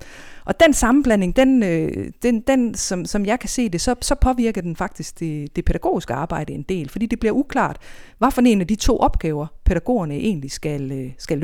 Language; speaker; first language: Danish; native; Danish